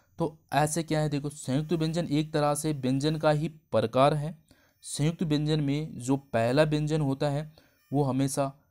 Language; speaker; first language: Hindi; native; Hindi